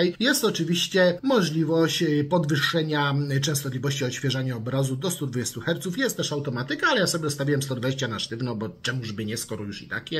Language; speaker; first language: Polish; native; Polish